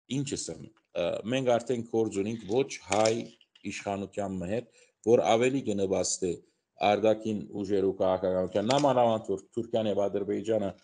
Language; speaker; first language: Armenian; early bilingual, heritage; Armenian